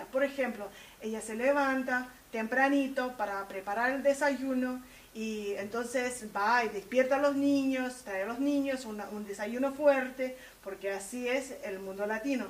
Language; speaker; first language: Spanish; early bilingual, heritage; Spanish